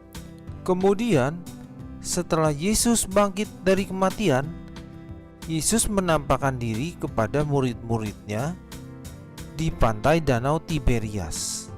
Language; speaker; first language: Indonesian; native; Indonesian